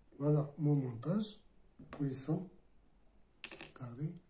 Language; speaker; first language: French; non-native, local second language; Arabic